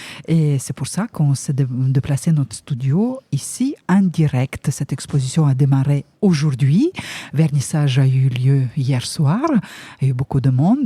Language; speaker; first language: French; native; French